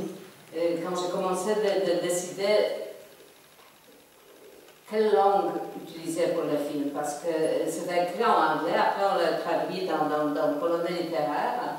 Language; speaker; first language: French; non-native, fluent; Polish